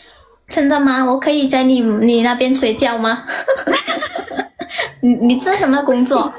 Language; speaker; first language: Chinese; non-native, learner; Indonesian